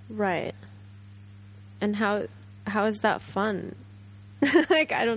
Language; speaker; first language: English; non-native, fluent; Japanese